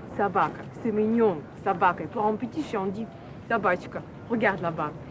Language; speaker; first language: French; non-native, fluent; Russian